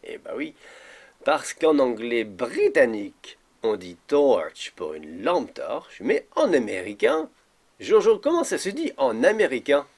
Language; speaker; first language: French; native; French